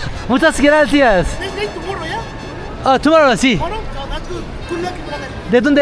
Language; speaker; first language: Spanish; non-native, learner; Korean